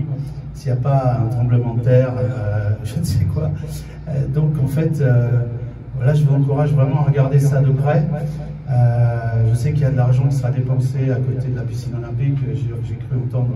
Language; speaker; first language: French; native; French